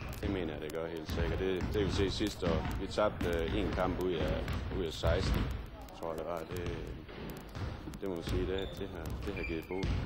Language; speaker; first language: Danish; native; Danish